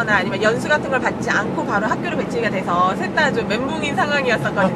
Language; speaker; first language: Korean; native; Korean